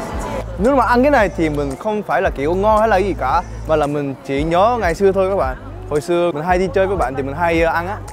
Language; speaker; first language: Vietnamese; non-native, fluent; Korean